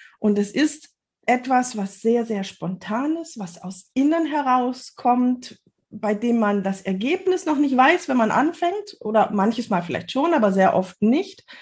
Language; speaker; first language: German; native; German